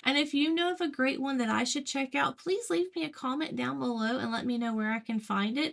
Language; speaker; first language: English; native; English